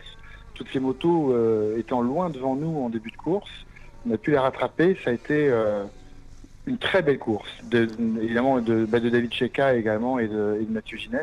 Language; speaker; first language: French; native; French